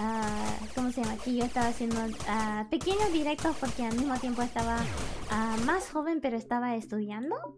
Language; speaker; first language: Spanish; early bilingual, heritage; Spanish